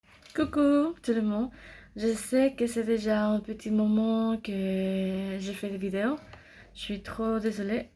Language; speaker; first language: French; non-native, learner; English